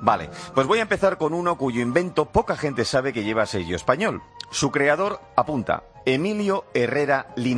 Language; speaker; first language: Spanish; native; Spanish